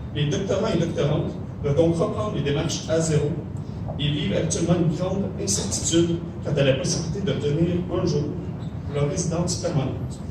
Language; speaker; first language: French; native; French